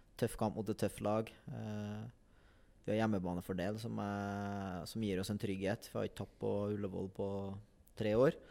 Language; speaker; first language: Norwegian; native; Norwegian